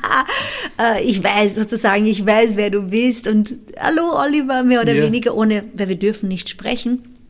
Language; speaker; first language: German; non-native, fluent; Portuguese